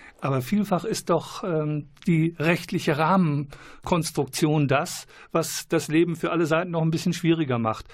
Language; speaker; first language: German; native; German